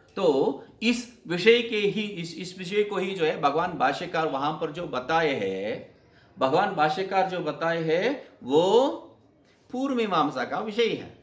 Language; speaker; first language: Hindi; non-native, local second language; Kannada